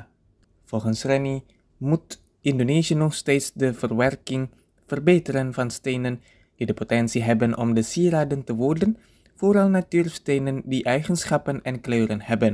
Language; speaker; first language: Dutch; non-native, fluent; Indonesian